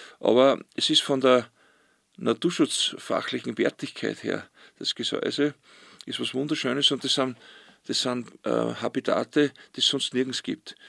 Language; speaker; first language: German; native; German